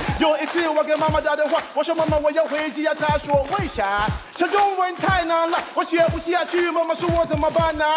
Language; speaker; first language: Chinese; non-native, fluent; English